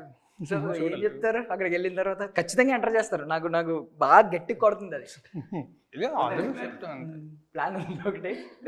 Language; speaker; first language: Telugu; native; Telugu